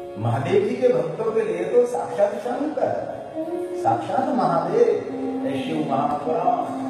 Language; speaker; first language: Hindi; non-native, local second language; Gujarati